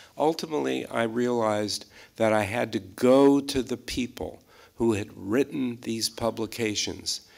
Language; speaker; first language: English; native; English